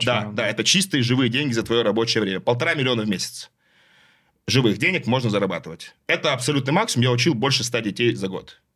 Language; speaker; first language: Russian; native; Russian